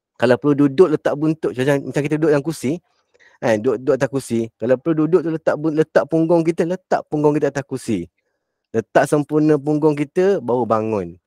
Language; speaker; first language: Malay; native; Malay